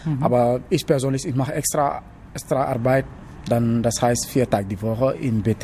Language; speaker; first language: German; non-native, learner; Wolof